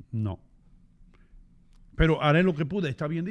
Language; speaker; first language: Spanish; native; Spanish